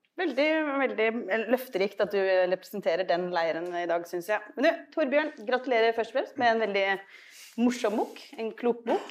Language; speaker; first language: Norwegian; native; Norwegian